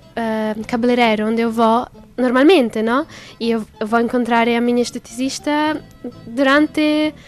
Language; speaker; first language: Portuguese; non-native, learner; Italian